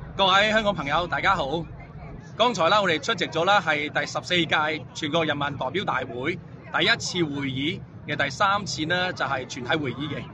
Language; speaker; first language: Chinese; non-native, local second language; Cantonese